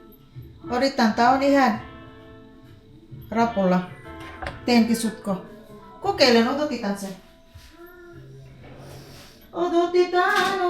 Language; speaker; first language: Finnish; non-native, learner; Filipino